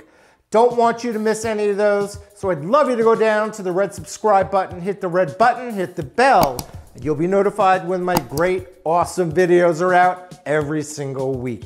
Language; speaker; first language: English; native; English